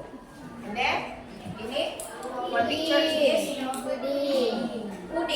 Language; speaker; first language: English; non-native, learner; Indonesian